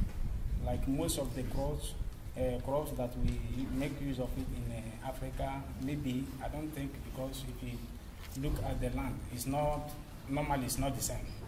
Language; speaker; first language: English; non-native, learner; Italian